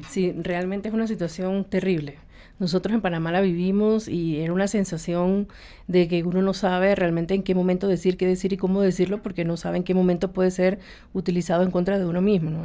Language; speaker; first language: Spanish; native; Spanish